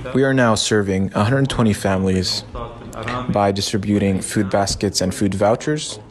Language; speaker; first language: English; non-native, fluent; Arabic